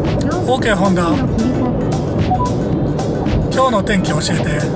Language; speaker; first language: Japanese; native; Japanese